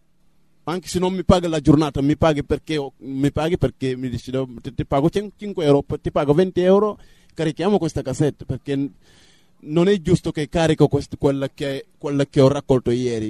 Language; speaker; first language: Italian; non-native, fluent; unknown